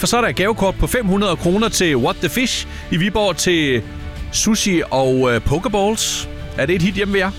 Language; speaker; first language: Danish; native; Danish